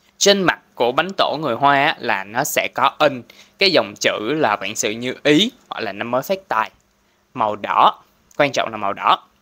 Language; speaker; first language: Vietnamese; non-native, local second language; Cantonese